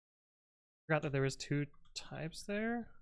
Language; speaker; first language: English; native; English